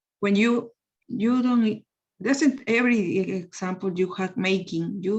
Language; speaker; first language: English; non-native, learner; Spanish